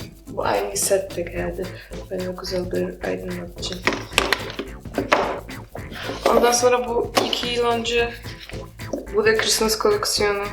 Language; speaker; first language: Turkish; non-native, learner; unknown